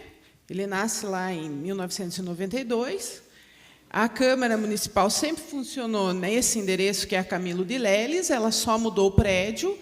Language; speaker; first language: Portuguese; native; Portuguese